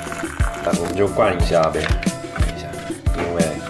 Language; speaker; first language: Chinese; non-native, fluent; English